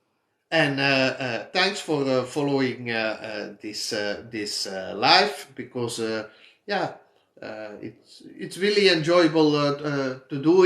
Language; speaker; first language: English; non-native, fluent; Dutch